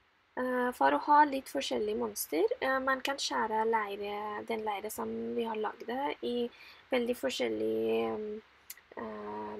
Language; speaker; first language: Norwegian; non-native, fluent; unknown